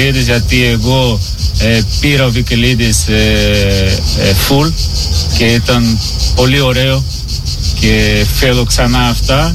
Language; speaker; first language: Greek; non-native, learner; Portuguese